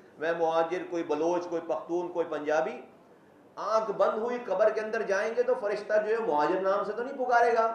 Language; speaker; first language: Urdu; native; Urdu